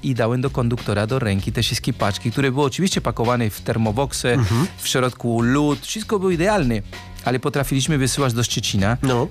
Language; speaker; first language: Polish; non-native, learner; Spanish